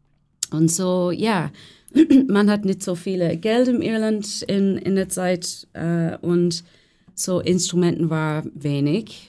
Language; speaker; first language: German; non-native, fluent; English